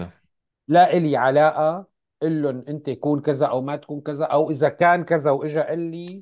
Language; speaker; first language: Arabic; native; Arabic